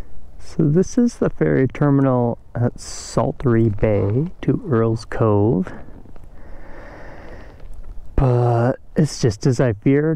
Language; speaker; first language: English; native; English